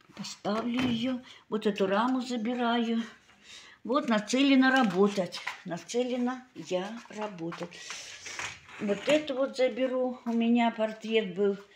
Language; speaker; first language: Russian; native; Russian